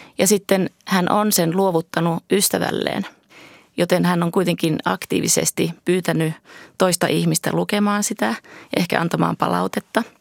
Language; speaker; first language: Finnish; early bilingual, heritage; Finnish